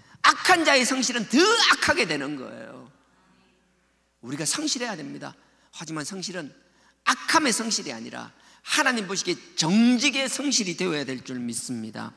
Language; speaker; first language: Korean; native; Korean